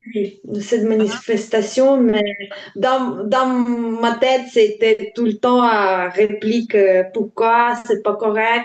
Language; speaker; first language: French; non-native, learner; Ukrainian